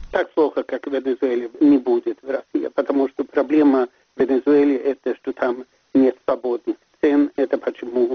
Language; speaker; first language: Russian; non-native, fluent; Swedish